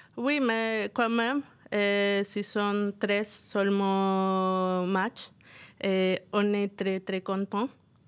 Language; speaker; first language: French; non-native, fluent; Spanish